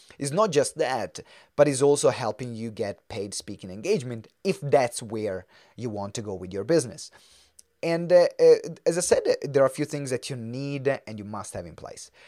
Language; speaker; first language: English; non-native, fluent; Italian